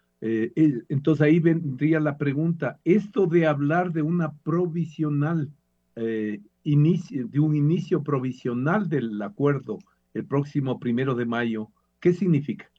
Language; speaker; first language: Spanish; native; Spanish